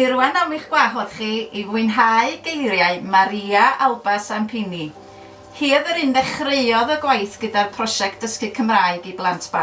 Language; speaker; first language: Welsh; non-native, local second language; Spanish